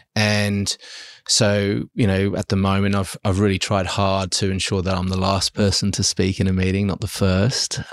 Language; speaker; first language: English; early bilingual, other home language; German